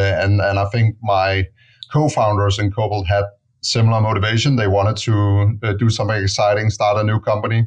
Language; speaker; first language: English; non-native, fluent; Danish